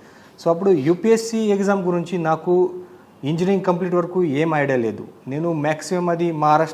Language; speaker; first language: Telugu; non-native, local second language; Marathi